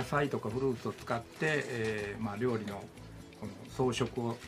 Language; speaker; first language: Japanese; native; Japanese